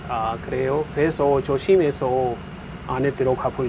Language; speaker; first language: Korean; non-native, learner; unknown